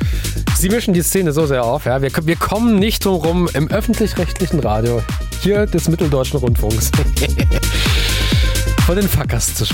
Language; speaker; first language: German; native; German